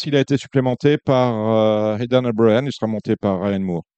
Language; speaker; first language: French; native; French